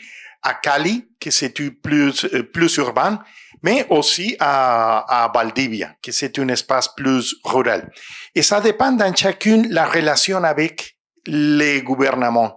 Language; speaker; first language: French; non-native, fluent; Spanish